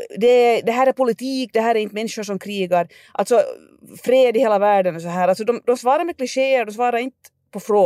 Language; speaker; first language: Swedish; native; Swedish